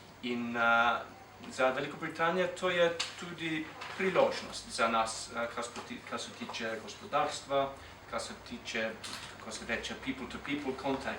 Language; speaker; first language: Slovenian; non-native, fluent; English